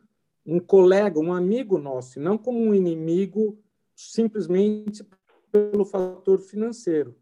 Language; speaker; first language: Portuguese; native; Portuguese